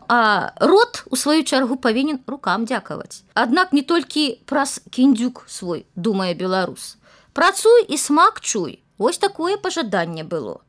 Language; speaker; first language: Belarusian; native; Belarusian